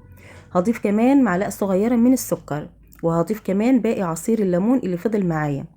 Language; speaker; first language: Arabic; native; Arabic